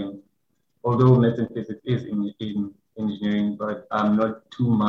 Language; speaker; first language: English; non-native, local second language; Xhosa